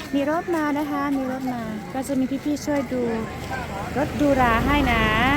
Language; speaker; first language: Thai; non-native, local second language; Karen languages